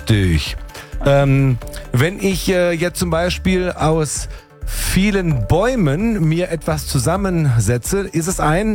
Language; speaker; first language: German; native; German